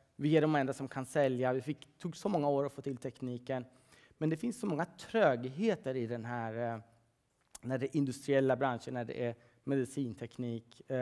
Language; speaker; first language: Swedish; early bilingual, other home language; Persian